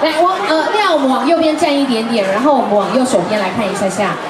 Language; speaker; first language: Chinese; native; Chinese